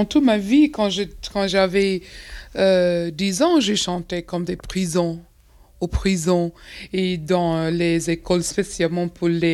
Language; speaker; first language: French; non-native, fluent; English